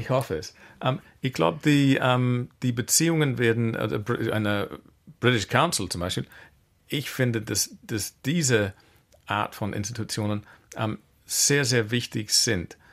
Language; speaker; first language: German; non-native, fluent; English